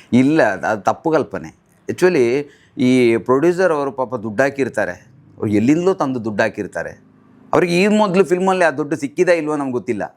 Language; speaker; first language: Kannada; non-native, local second language; Tulu